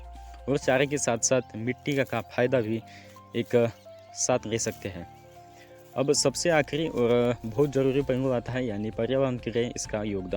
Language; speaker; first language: Hindi; native; Hindi